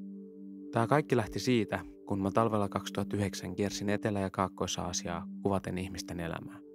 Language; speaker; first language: Finnish; early bilingual, heritage; Finnish